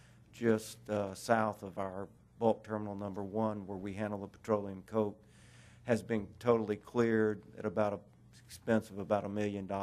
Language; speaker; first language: English; native; English